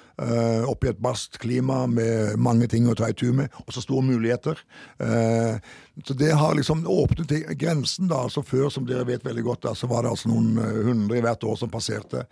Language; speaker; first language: Norwegian; native; Norwegian